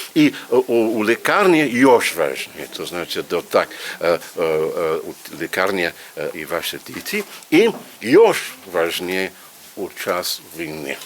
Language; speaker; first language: Polish; non-native, learner; English